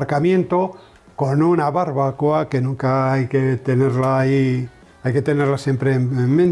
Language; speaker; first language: Spanish; native; Spanish